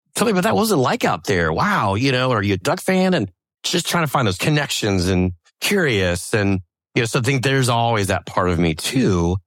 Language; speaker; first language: English; native; English